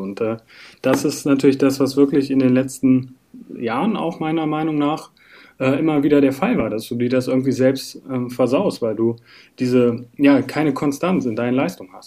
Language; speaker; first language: German; native; German